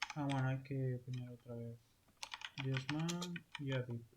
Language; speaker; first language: Spanish; native; Spanish